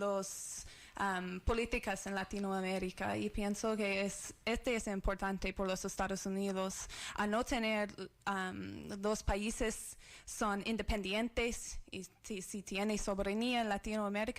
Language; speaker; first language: Spanish; non-native, learner; English